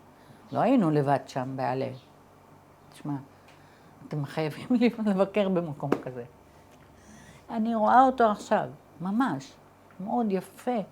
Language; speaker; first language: Hebrew; early bilingual, other home language; Arabic